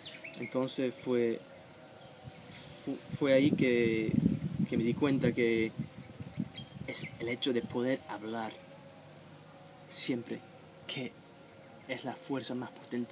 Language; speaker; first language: Spanish; non-native, fluent; English